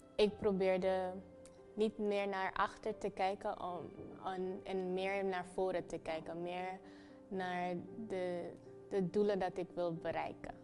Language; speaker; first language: Dutch; non-native, local second language; Papiamento